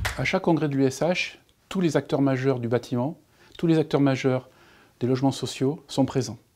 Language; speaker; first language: French; native; French